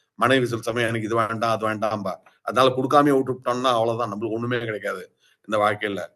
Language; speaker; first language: Tamil; early bilingual, heritage; Tamil